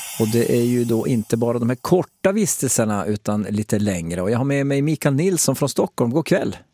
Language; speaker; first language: Swedish; native; Swedish